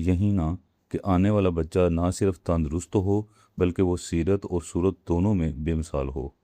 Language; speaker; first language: Urdu; native; Urdu